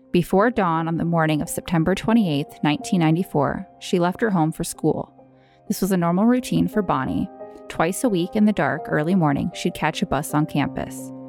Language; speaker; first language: English; native; English